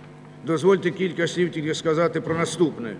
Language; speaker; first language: Ukrainian; native; Ukrainian